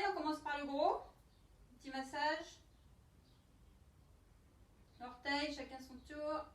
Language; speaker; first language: French; native; French